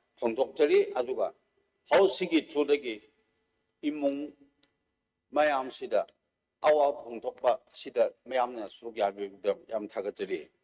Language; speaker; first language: Manipuri; non-native, local second language; Tangkhul Naga (India)